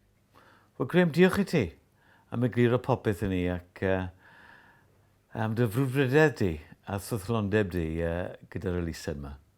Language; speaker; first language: Welsh; native; Welsh